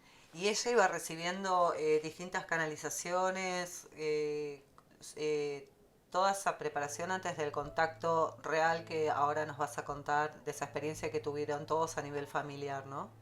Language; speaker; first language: Spanish; native; Spanish